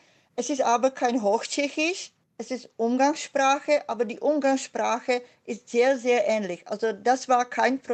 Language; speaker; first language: German; non-native, fluent; Czech